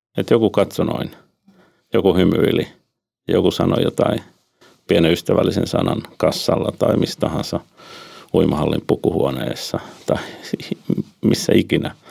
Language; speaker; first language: Finnish; native; Finnish